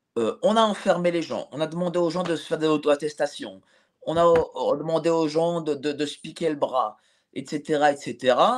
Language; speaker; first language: French; native; French